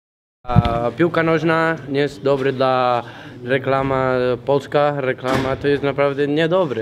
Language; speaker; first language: Polish; non-native, learner; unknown